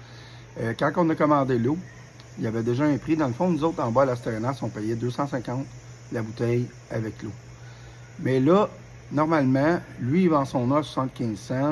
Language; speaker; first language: French; native; French